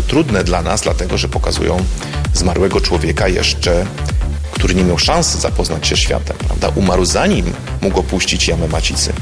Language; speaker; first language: Polish; native; Polish